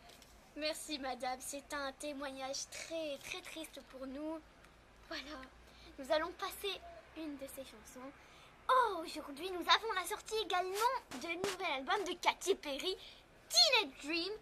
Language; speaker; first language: French; native; French